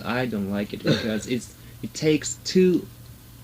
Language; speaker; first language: English; non-native, learner; Japanese